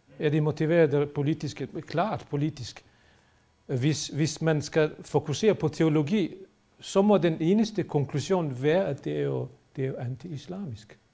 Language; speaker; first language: Danish; non-native, fluent; Bosnian